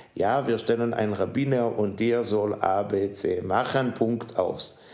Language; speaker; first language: German; non-native, fluent; Hebrew